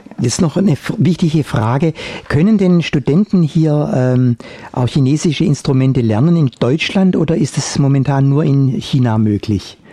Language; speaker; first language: German; native; German